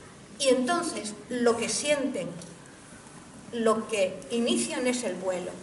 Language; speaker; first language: Spanish; native; Spanish